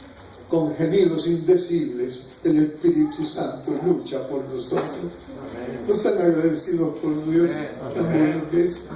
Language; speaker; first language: Spanish; native; Spanish